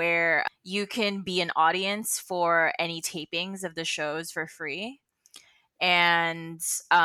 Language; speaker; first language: English; non-native, local second language; Filipino